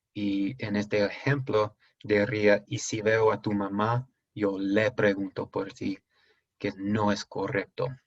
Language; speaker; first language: Spanish; non-native, fluent; English